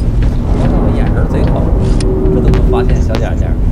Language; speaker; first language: Chinese; native; Chinese